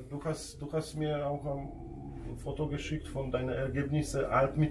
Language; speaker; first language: German; non-native, fluent; Polish